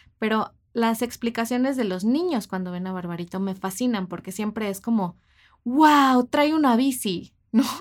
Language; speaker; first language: Spanish; native; Spanish